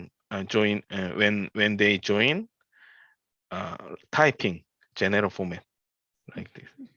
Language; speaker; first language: English; non-native, learner; Korean